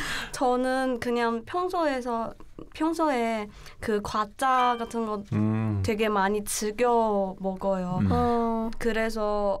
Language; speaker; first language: Korean; non-native, learner; Chinese